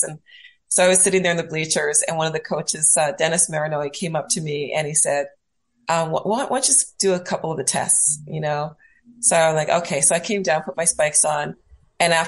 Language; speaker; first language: English; native; English